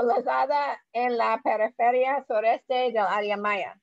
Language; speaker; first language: Spanish; non-native, learner; English